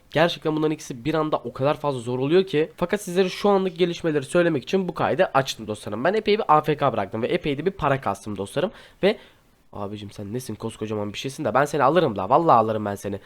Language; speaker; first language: Turkish; native; Turkish